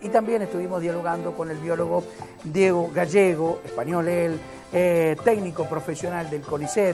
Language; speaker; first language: Spanish; native; Spanish